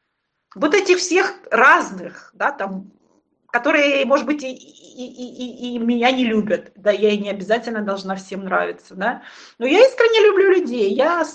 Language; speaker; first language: Russian; native; Russian